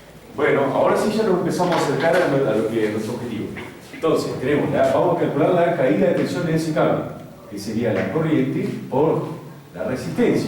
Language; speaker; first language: Spanish; native; Spanish